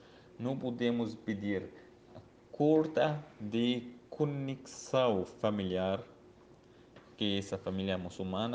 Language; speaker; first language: Portuguese; non-native, learner; Arabic